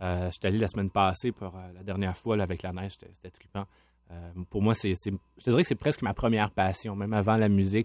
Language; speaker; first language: French; native; French